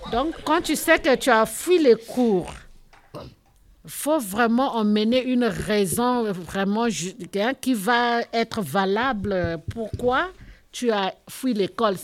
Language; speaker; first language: French; non-native, local second language; Lingala